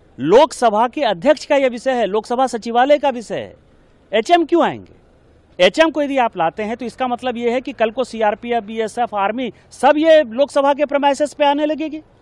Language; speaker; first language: Hindi; native; Hindi